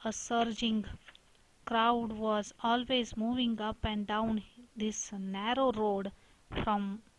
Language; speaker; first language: English; non-native, local second language; Marathi